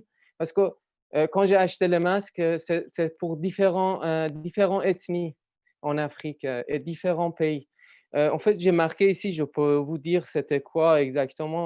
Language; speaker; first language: French; non-native, learner; Persian